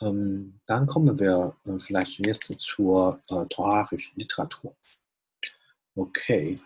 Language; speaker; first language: German; non-native, fluent; Chinese